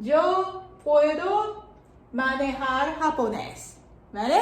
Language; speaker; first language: Spanish; non-native, fluent; Japanese